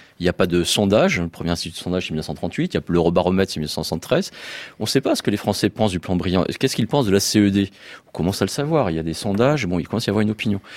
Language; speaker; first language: French; native; French